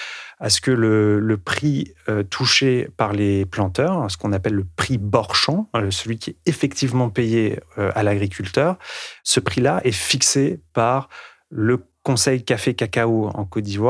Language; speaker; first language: French; native; French